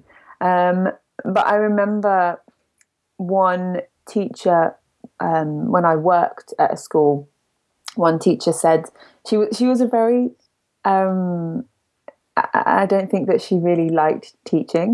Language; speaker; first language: English; native; English